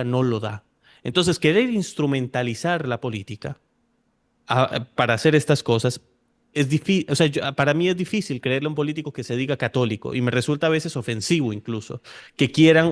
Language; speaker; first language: Spanish; native; Spanish